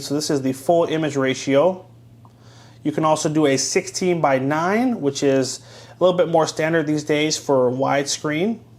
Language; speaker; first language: English; native; English